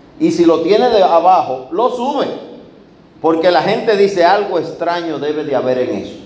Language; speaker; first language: Spanish; native; Spanish